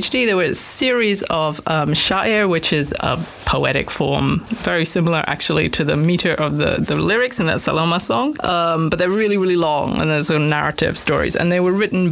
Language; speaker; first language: English; native; English